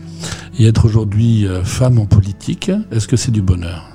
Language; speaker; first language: French; native; French